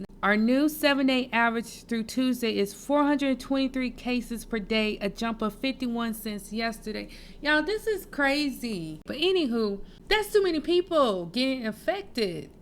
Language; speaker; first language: English; native; English